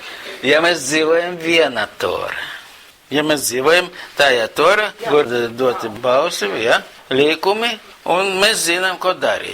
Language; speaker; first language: Latvian; non-native, local second language; Russian